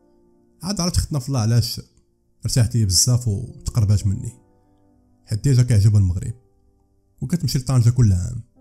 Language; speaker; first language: Arabic; native; Arabic